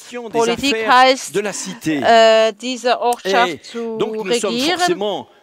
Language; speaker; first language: German; non-native, fluent; French